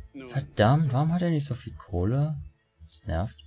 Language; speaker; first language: German; native; German